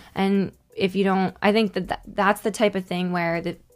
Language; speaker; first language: English; native; English